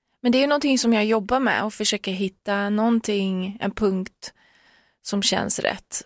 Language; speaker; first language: Swedish; early bilingual, other home language; Persian